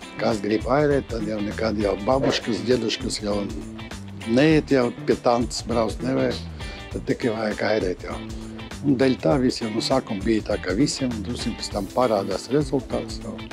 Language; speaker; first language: Latvian; non-native, local second language; Russian